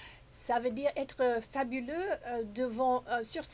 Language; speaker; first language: French; non-native, fluent; English